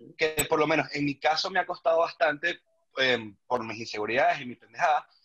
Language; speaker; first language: Spanish; native; Spanish